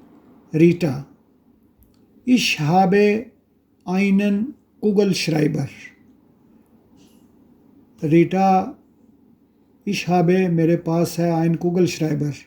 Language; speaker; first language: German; non-native, fluent; Urdu